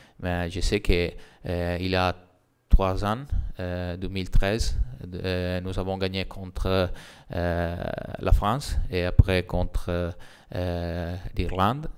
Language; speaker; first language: French; non-native, learner; Italian